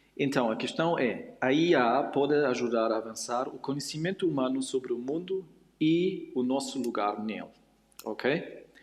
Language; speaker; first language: Portuguese; non-native, fluent; German